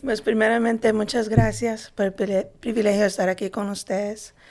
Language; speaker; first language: Spanish; early bilingual, heritage; Spanish